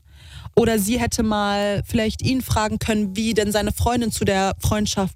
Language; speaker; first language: German; native; German